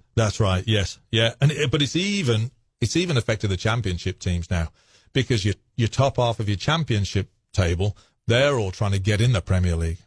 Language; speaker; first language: English; native; English